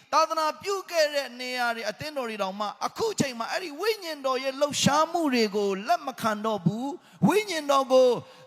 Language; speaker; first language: Burmese; non-native, local second language; Hakha Chin